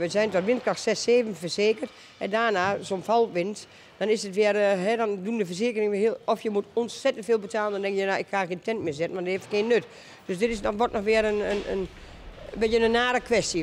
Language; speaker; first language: Dutch; native; Dutch